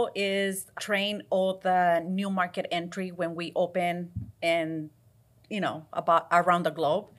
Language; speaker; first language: English; non-native, fluent; Spanish